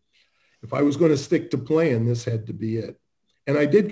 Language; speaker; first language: English; native; English